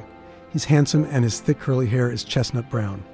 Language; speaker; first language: English; native; English